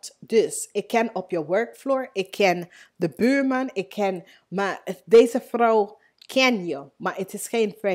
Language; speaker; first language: Dutch; non-native, learner; English